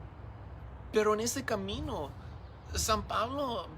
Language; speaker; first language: Spanish; non-native, learner; English